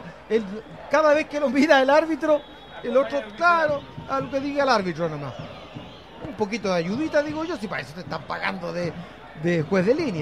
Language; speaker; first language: Spanish; native; Spanish